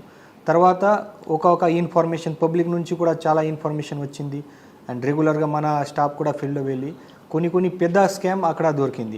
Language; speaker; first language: Telugu; non-native, fluent; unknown